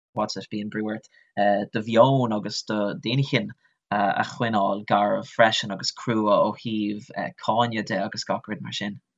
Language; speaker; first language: Irish; non-native, local second language; English